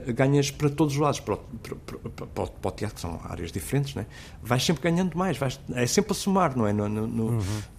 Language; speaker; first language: Portuguese; native; Portuguese